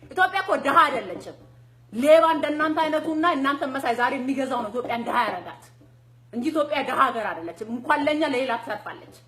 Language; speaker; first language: Amharic; non-native, local second language; Oromo